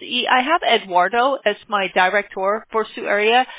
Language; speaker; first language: English; native; English